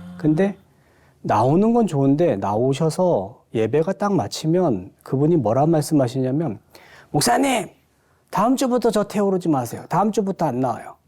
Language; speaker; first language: Korean; native; Korean